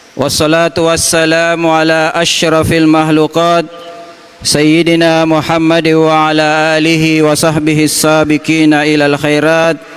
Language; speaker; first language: Malay; non-native, local second language; Buginese